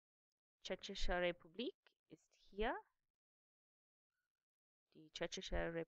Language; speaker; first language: German; non-native, fluent; English